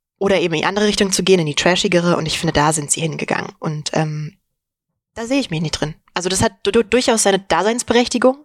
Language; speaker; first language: German; early bilingual, other home language; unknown